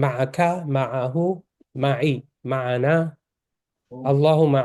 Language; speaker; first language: Arabic; non-native, fluent; English